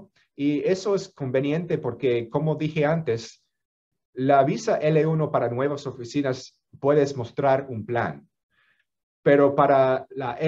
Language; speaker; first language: Spanish; non-native, fluent; English